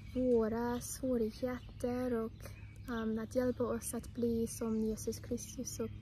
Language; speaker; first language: Swedish; non-native, fluent; English